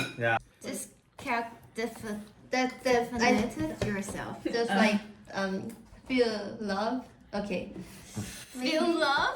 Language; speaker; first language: English; non-native, learner; Korean